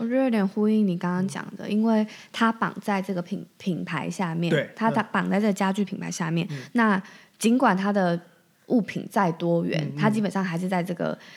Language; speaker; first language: Chinese; native; Chinese